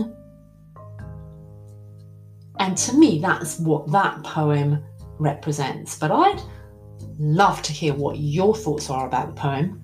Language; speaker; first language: English; native; English